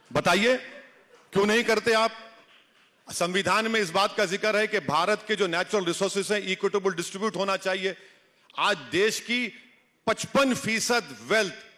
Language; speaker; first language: Hindi; non-native, local second language; Urdu